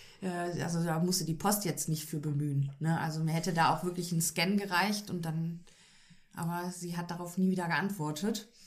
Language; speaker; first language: German; native; German